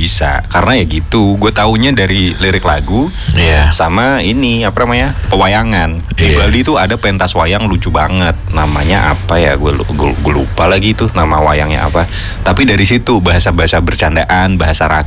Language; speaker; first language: Indonesian; non-native, local second language; Javanese